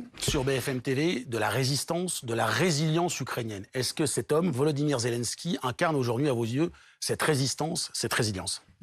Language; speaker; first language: French; native; French